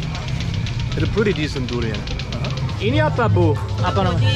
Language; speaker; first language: Indonesian; non-native, learner; German